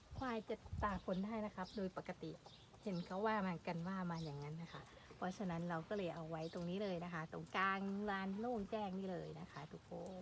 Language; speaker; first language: Thai; non-native, local second language; Northeastern Thai